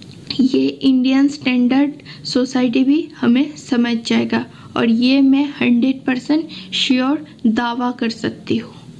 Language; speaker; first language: Hindi; non-native, local second language; Assamese